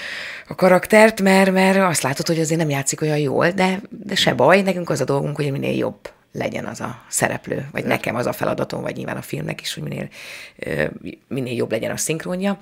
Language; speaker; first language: Hungarian; native; Hungarian